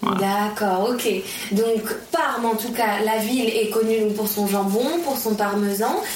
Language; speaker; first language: French; native; French